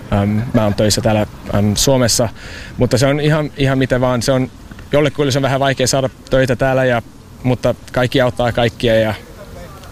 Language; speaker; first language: Finnish; non-native, fluent; English